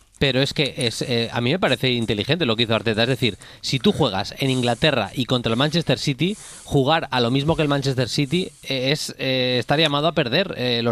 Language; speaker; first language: Spanish; native; Spanish